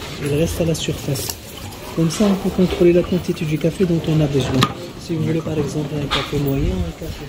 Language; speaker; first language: French; non-native, local second language; Arabic